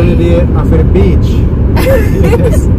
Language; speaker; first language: English; native; English